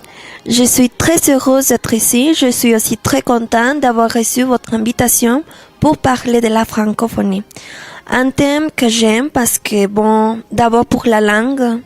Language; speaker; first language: French; non-native, learner; Spanish